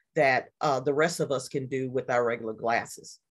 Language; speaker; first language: English; native; English